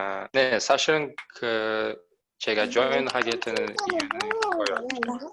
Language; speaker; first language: Korean; non-native, learner; Uzbek